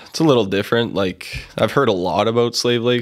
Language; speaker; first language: English; native; English